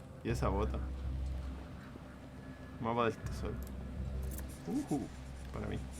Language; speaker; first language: Spanish; native; Spanish